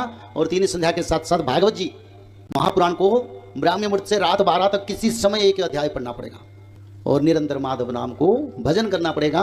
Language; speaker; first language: Hindi; non-native, local second language; Odia